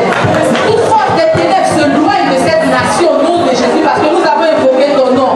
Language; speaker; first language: French; non-native, local second language; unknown